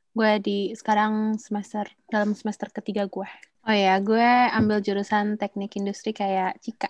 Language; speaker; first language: Indonesian; native; Indonesian